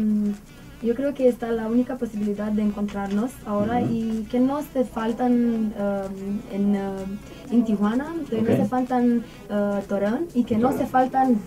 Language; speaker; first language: Spanish; non-native, learner; Romanian